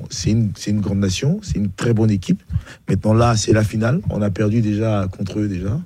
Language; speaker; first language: French; native; French